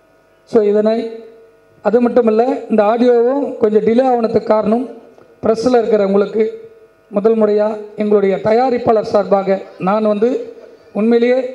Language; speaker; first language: Tamil; native; Tamil